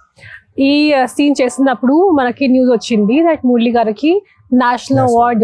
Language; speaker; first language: Telugu; non-native, local second language; Hindi